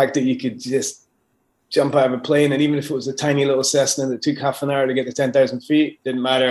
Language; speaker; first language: English; native; English